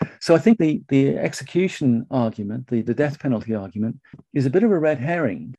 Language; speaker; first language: English; native; English